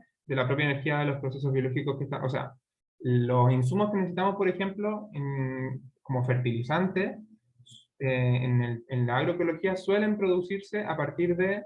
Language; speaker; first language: Spanish; native; Spanish